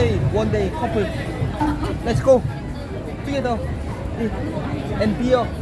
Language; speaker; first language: English; non-native, learner; Korean